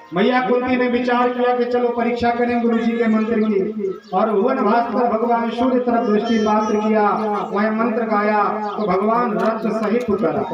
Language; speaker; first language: Hindi; native; Hindi